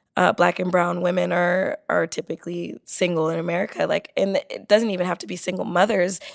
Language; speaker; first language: English; native; English